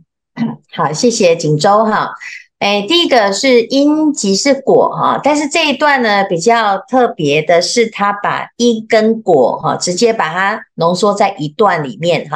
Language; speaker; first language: Chinese; native; Chinese